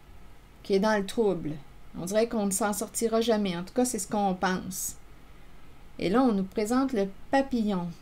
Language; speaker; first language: French; native; French